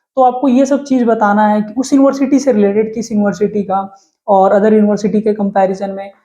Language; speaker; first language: Hindi; native; Hindi